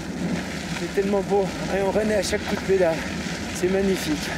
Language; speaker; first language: French; native; French